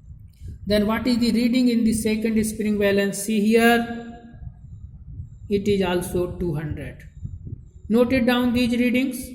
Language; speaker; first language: English; non-native, local second language; Hindi